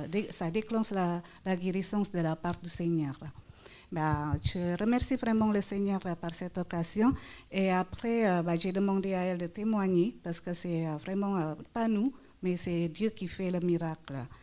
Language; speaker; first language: French; non-native, fluent; Indonesian